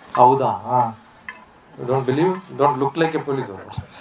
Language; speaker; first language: English; non-native, local second language; Malayalam